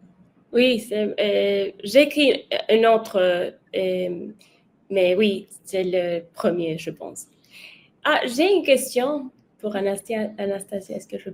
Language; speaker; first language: French; non-native, learner; Spanish